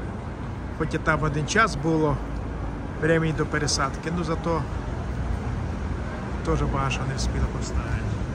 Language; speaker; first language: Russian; non-native, local second language; Ukrainian